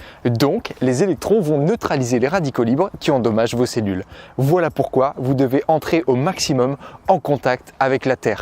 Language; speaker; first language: French; native; French